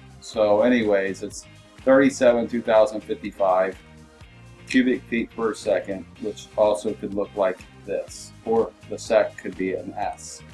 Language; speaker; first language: English; native; English